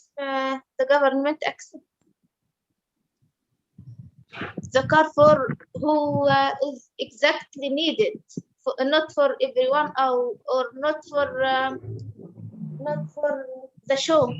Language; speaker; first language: English; non-native, learner; Arabic